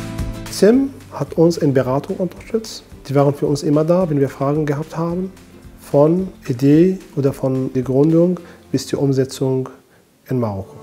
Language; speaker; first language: German; non-native, fluent; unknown